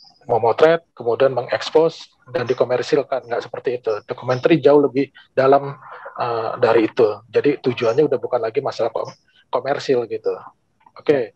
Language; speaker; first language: Indonesian; native; Indonesian